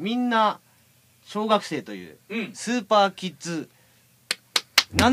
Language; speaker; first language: Japanese; native; Japanese